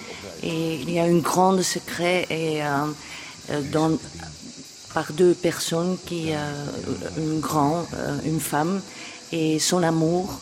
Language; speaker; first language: French; non-native, local second language; Dutch